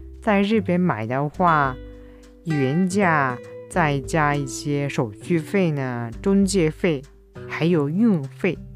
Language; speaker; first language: Chinese; non-native, fluent; Japanese